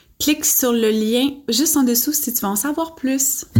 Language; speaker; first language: French; native; French